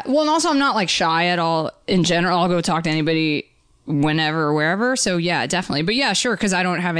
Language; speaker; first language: English; native; English